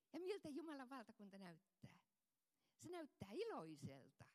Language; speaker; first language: Finnish; non-native, fluent; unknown